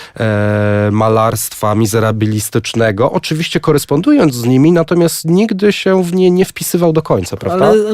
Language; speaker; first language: Polish; native; Polish